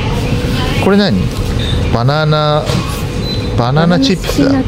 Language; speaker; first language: Japanese; native; Japanese